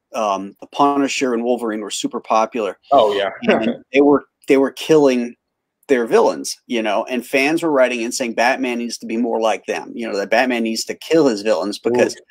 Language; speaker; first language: English; native; English